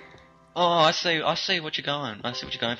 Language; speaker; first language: English; native; English